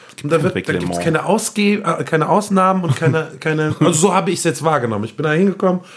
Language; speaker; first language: German; native; German